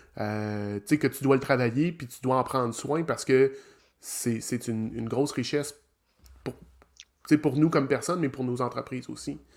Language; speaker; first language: French; native; French